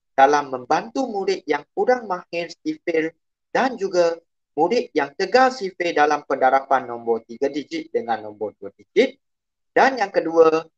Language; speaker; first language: Malay; non-native, local second language; Chinese